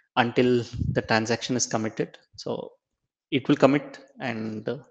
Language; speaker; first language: English; non-native, local second language; Tamil